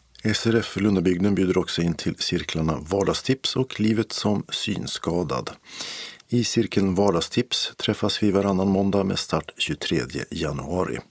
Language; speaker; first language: Swedish; native; Swedish